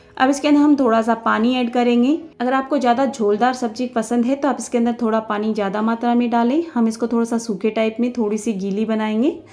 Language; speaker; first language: Hindi; native; Hindi